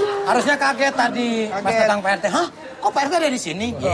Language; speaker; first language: Indonesian; native; Indonesian